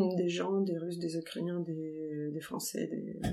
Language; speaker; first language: French; non-native, fluent; Ukrainian